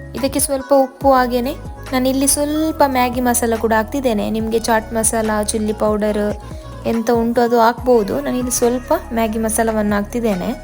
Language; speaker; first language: Kannada; non-native, local second language; Tulu